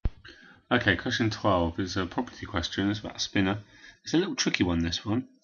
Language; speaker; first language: English; native; English